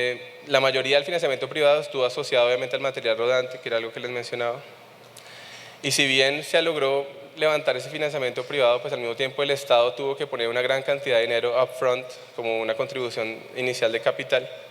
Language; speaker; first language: Spanish; native; Spanish